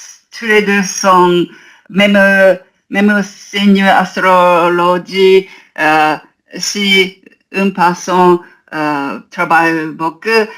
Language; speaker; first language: French; non-native, learner; Japanese